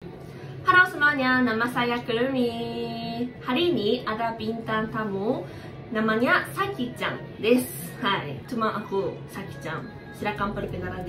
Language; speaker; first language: Indonesian; non-native, fluent; Japanese